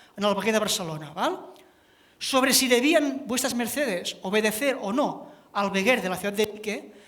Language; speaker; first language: Spanish; non-native, local second language; Catalan